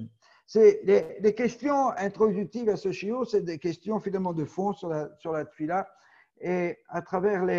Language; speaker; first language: French; native; French